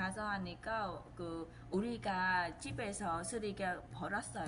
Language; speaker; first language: Korean; non-native, fluent; Vietnamese